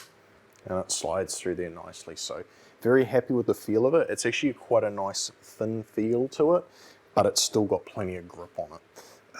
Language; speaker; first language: English; native; English